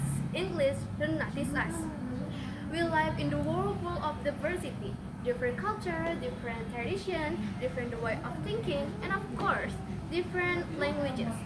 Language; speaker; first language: English; non-native, fluent; Indonesian